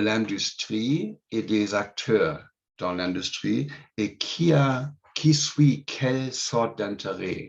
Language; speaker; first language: French; non-native, fluent; English